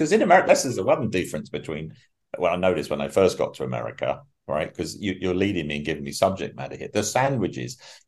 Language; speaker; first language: English; native; English